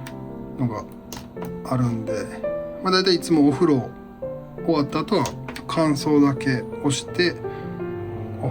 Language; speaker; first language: Japanese; native; Japanese